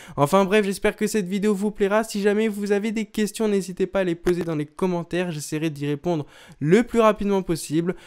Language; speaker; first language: French; native; French